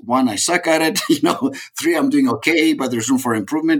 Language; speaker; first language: English; non-native, fluent; Greek